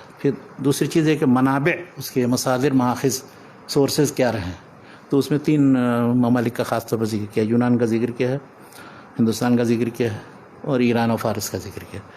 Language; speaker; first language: Urdu; native; Urdu